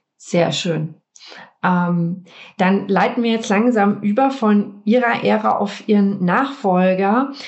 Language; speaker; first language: German; native; German